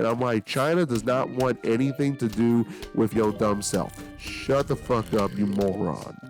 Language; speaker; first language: English; native; English